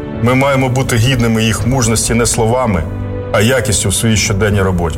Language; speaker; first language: Ukrainian; native; Ukrainian